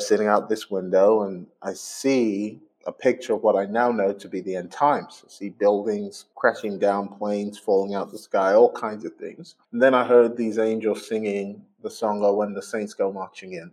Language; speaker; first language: English; native; English